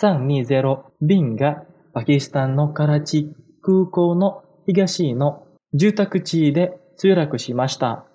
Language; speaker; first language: Japanese; non-native, fluent; Indonesian